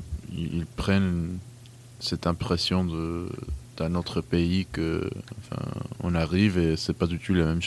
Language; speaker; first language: French; non-native, fluent; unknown